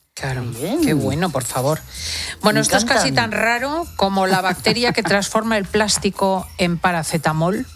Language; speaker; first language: Spanish; native; Spanish